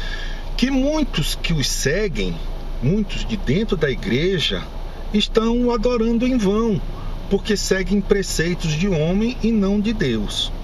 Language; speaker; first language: Portuguese; native; Portuguese